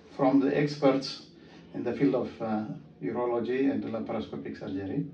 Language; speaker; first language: English; non-native, fluent; Amharic